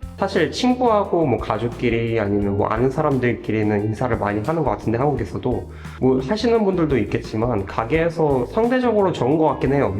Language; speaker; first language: Korean; native; Korean